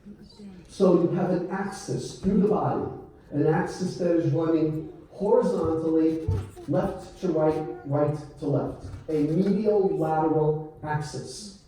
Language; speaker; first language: English; native; English